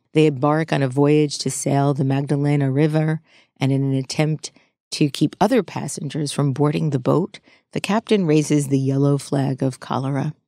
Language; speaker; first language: English; native; English